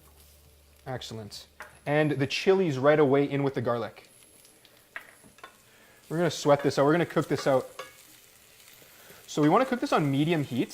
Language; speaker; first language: English; native; English